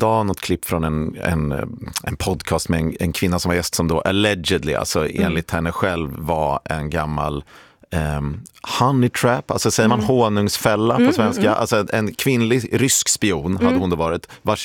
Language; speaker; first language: Swedish; native; Swedish